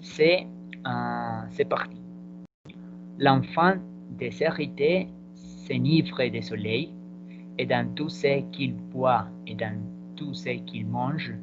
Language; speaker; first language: French; non-native, learner; Spanish